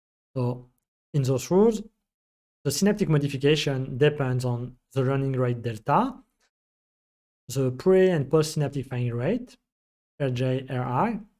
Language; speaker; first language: English; non-native, fluent; French